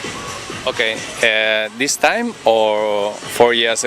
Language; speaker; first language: English; non-native, learner; Spanish